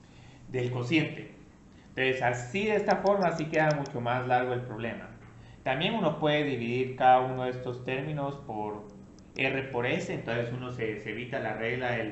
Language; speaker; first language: Spanish; native; Spanish